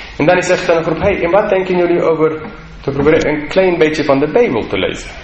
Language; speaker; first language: Dutch; non-native, fluent; English